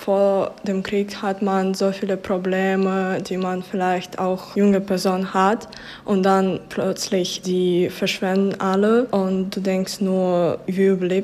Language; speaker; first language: German; early bilingual, other home language; Ukrainian